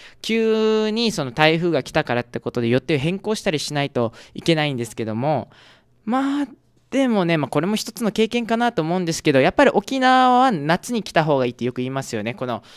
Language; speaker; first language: Japanese; native; Japanese